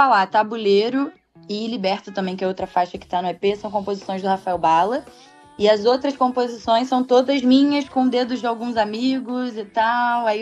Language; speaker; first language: Portuguese; native; Portuguese